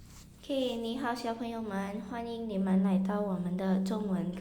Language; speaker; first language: Chinese; non-native, fluent; Indonesian